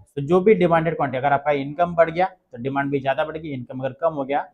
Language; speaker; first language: Hindi; non-native, local second language; Marathi